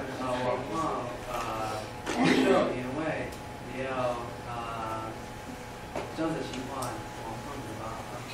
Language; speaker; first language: Chinese; non-native, learner; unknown